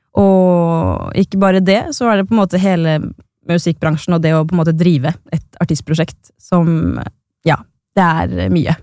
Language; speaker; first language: Norwegian; native; Norwegian